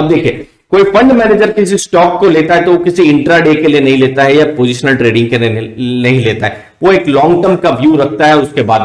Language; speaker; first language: Hindi; native; Hindi